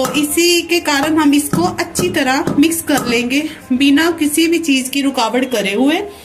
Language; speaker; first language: Hindi; non-native, local second language; Punjabi